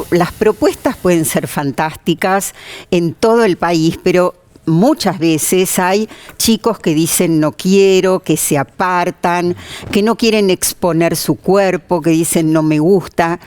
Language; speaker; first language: Spanish; native; Spanish